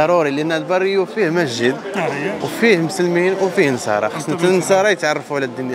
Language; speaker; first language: Arabic; native; Arabic